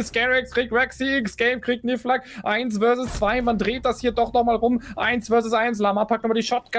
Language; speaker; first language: German; native; German